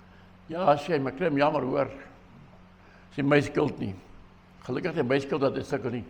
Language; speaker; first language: Afrikaans; native; Afrikaans